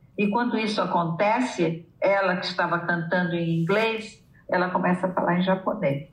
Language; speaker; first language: Portuguese; native; Portuguese